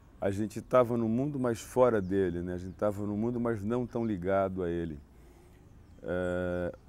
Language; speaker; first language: Portuguese; native; Portuguese